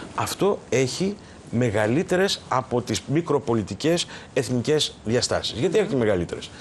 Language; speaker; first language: Greek; native; Greek